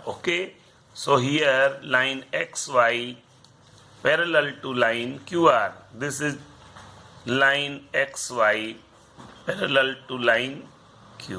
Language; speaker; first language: English; non-native, local second language; Hindi